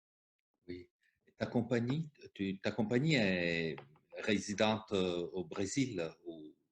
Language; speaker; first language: French; non-native, fluent; Italian